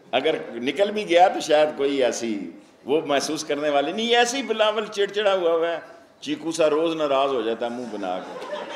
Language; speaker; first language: Urdu; non-native, local second language; Punjabi